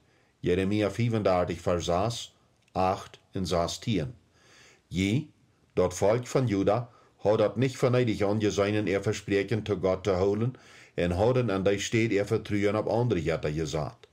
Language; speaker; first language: German; early bilingual, heritage; Plautdietsch